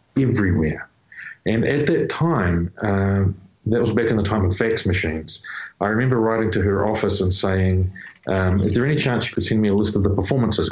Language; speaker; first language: English; native; English